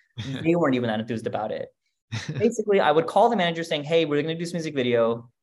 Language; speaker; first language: English; native; English